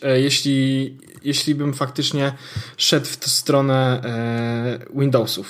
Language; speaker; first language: Polish; native; Polish